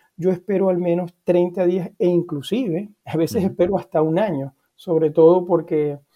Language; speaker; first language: Spanish; native; Spanish